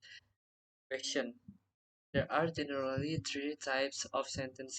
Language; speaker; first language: English; non-native, learner; Indonesian